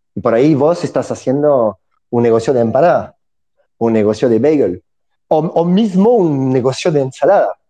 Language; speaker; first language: Spanish; non-native, fluent; French